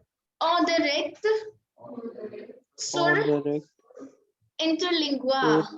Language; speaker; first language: French; non-native, fluent; Hindi